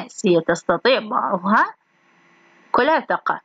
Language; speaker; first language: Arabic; native; Arabic